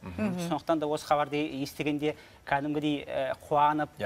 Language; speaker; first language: Kazakh; native; Kazakh